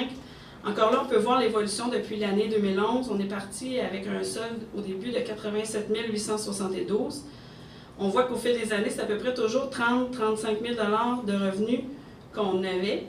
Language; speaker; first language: French; native; French